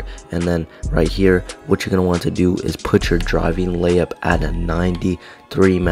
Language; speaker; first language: English; native; English